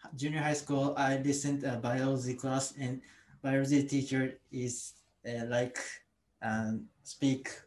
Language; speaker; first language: English; non-native, learner; Japanese